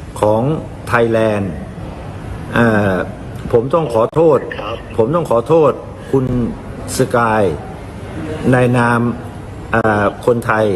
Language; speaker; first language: Thai; native; Thai